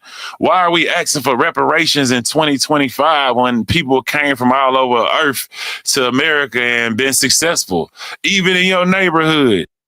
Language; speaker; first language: English; native; English